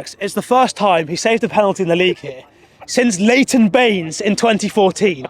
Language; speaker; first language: English; native; English